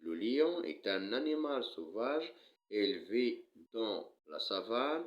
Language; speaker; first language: French; non-native, local second language; Arabic